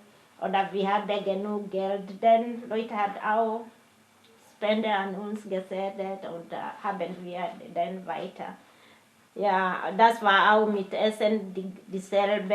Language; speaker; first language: German; non-native, learner; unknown